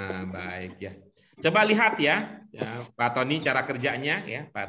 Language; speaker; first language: Indonesian; native; Indonesian